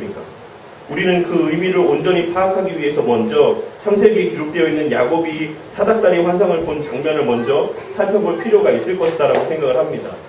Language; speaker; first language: Korean; native; Korean